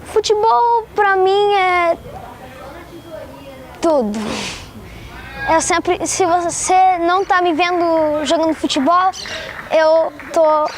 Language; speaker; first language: Portuguese; early bilingual, heritage; Portuguese